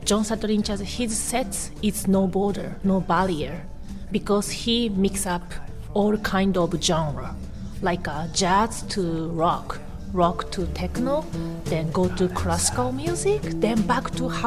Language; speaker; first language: English; non-native, learner; Japanese